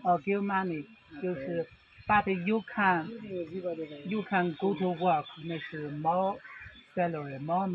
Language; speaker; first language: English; non-native, learner; Chinese